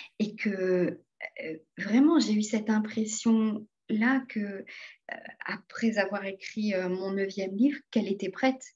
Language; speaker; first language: French; non-native, local second language; Morisyen